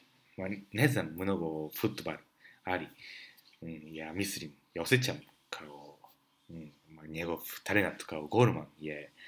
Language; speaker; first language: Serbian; non-native, learner; Japanese